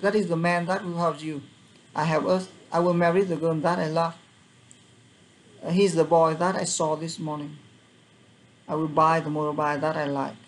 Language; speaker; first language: English; non-native, fluent; Vietnamese